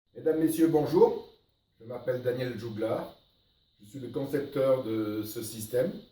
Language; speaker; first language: French; native; French